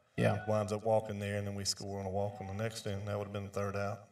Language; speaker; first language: English; native; English